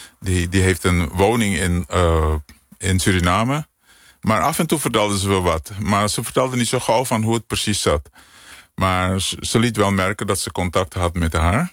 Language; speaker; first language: Dutch; native; Dutch